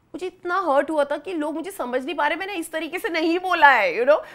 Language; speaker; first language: Hindi; native; Hindi